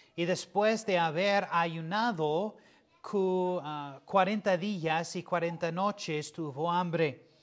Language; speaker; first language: Spanish; non-native, fluent; English